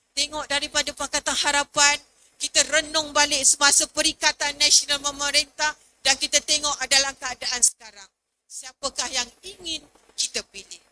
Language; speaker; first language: Malay; native; Malay